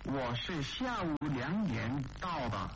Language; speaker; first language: Chinese; non-native, learner; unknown